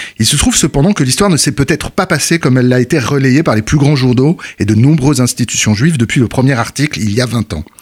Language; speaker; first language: French; native; French